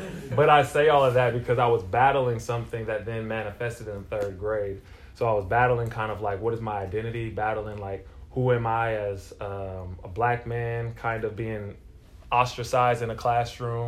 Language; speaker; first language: English; native; English